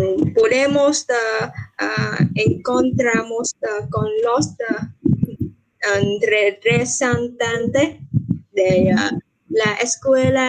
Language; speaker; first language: Spanish; non-native, learner; Vietnamese